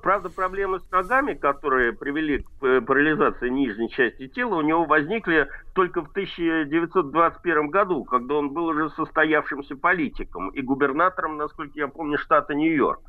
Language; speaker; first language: Russian; native; Russian